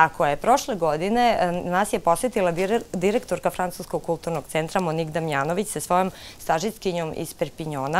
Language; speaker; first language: Serbian; native; Serbian